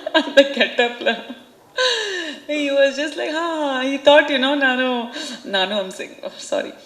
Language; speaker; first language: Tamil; non-native, fluent; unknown